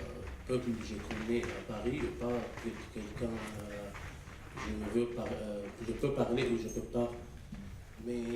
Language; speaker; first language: French; non-native, learner; Arabic